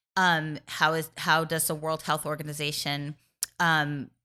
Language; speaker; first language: English; native; English